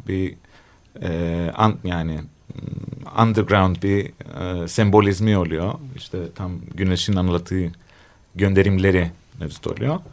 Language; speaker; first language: Turkish; non-native, fluent; Greek